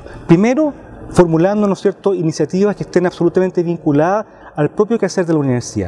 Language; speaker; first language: Spanish; native; Spanish